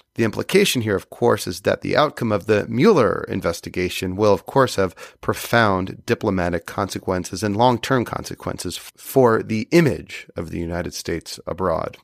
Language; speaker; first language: English; native; English